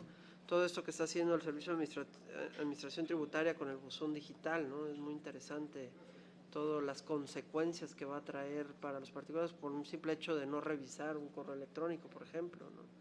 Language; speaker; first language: Spanish; native; Spanish